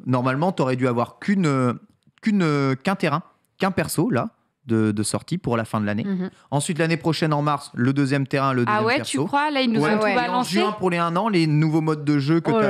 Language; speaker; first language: French; native; French